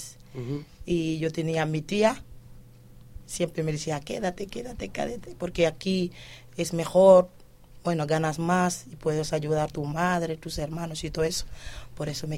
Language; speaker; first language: Spanish; non-native, fluent; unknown